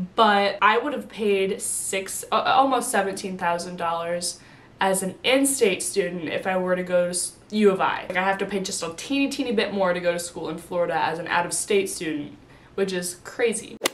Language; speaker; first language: English; native; English